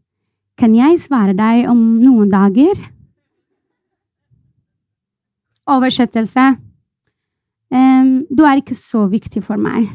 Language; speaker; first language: Norwegian; non-native, fluent; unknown